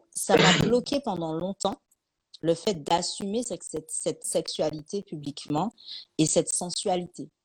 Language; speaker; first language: French; native; French